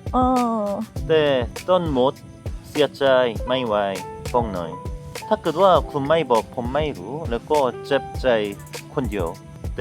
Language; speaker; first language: Thai; non-native, learner; Korean